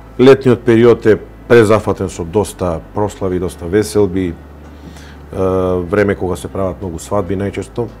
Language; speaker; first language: Macedonian; native; Macedonian